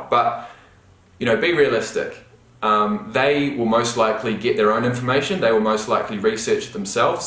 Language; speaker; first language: English; native; English